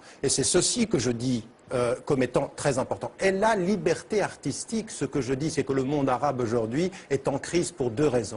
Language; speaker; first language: French; early bilingual, heritage; French